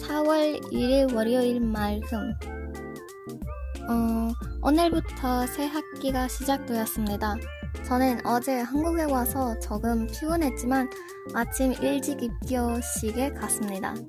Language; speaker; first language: Korean; non-native, learner; English